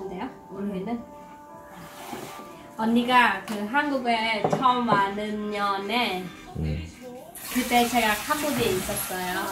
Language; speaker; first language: Korean; non-native, fluent; Khmer